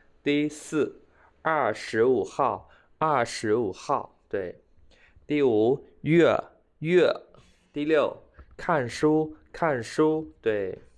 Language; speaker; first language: Chinese; non-native, fluent; Khmer